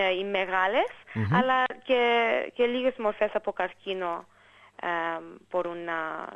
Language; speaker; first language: Greek; early bilingual, heritage; English